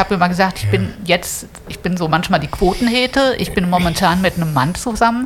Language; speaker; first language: German; native; German